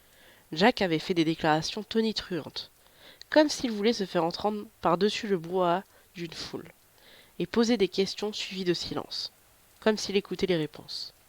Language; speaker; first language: French; native; French